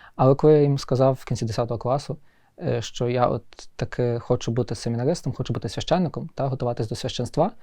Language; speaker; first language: Ukrainian; native; Ukrainian